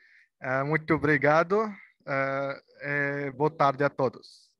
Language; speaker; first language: Portuguese; non-native, learner; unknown